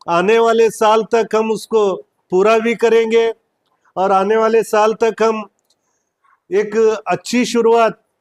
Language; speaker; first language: Hindi; non-native, local second language; Urdu